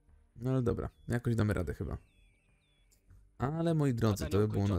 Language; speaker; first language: Polish; native; Polish